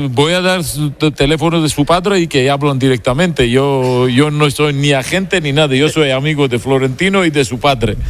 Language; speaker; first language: Spanish; non-native, fluent; Georgian